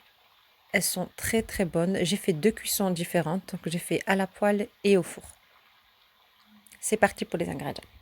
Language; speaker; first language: French; early bilingual, other home language; Turkish